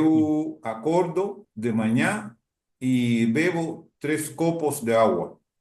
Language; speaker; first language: Portuguese; non-native, learner; Spanish